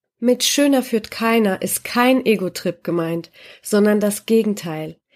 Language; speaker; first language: German; early bilingual, other home language; Polish